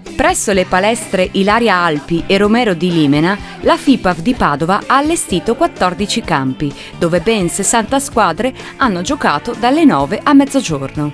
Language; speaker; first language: Italian; native; Italian